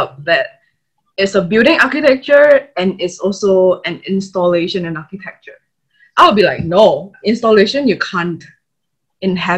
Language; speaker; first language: English; non-native, local second language; Chinese